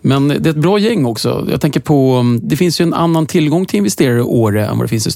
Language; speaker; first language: Swedish; native; Swedish